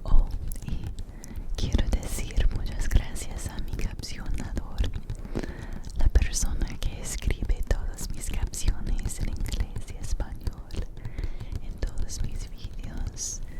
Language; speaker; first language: Spanish; non-native, learner; English